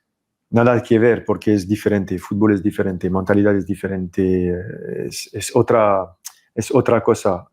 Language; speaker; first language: Spanish; non-native, fluent; French